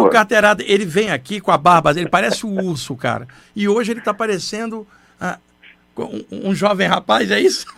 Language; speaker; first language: Portuguese; native; Portuguese